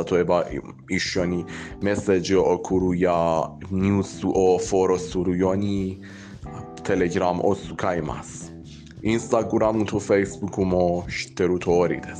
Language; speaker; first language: Japanese; non-native, learner; Persian